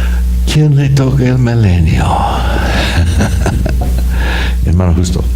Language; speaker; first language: Spanish; non-native, fluent; English